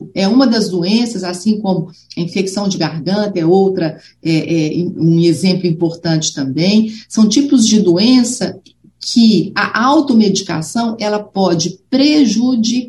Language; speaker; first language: Portuguese; native; Portuguese